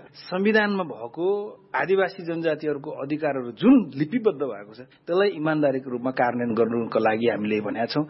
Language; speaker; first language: Nepali; non-native, local second language; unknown